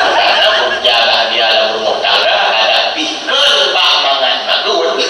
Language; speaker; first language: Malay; non-native, local second language; Achinese